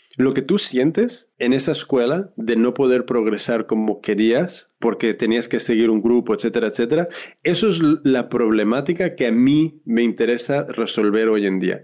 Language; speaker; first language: Spanish; early bilingual, heritage; Spanish